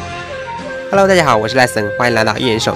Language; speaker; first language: Chinese; native; Chinese